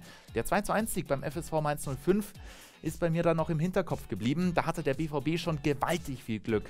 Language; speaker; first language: German; native; German